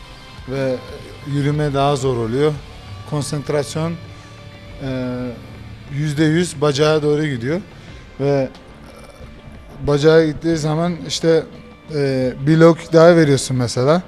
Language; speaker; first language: Turkish; early bilingual, heritage; Turkish